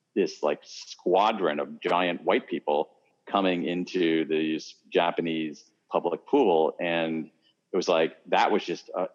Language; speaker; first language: English; native; English